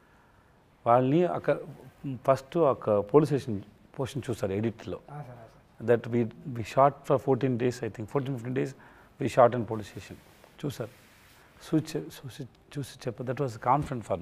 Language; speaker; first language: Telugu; non-native, learner; Tamil